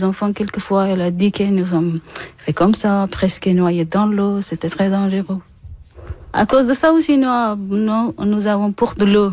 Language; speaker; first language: French; non-native, learner; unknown